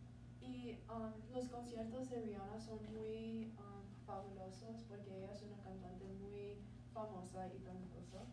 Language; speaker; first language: Spanish; non-native, learner; English